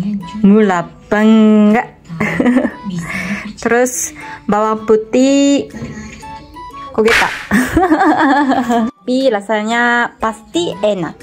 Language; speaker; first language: Indonesian; non-native, learner; Japanese